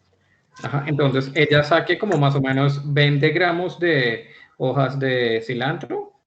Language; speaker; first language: Spanish; non-native, fluent; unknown